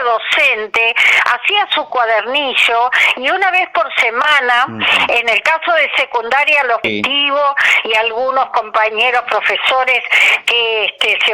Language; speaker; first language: Spanish; native; Spanish